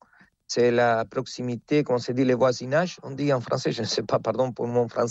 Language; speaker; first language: French; non-native, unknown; Spanish